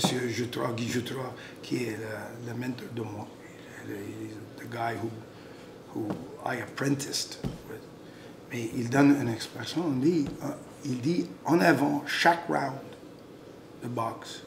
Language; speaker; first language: French; non-native, local second language; English